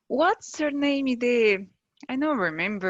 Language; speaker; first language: English; non-native, learner; Portuguese